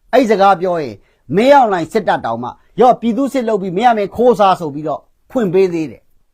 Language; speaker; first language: Burmese; non-native, local second language; Kachin